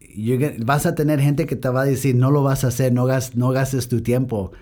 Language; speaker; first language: Spanish; early bilingual, heritage; Spanish